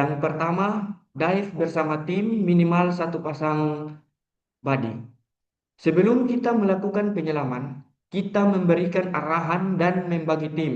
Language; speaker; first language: Indonesian; native; Indonesian